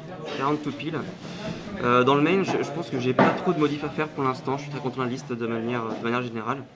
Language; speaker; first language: French; native; French